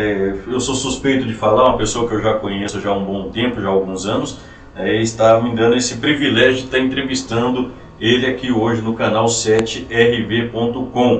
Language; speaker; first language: Portuguese; native; Portuguese